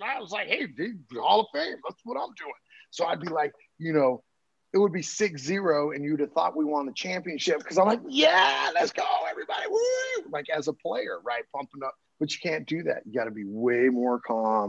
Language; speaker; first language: English; native; English